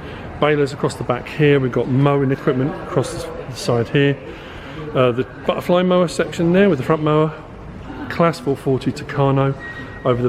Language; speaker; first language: English; native; English